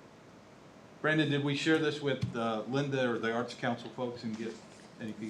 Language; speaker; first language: English; native; English